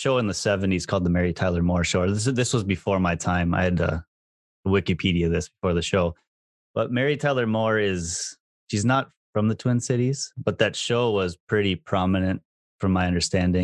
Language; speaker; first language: English; native; English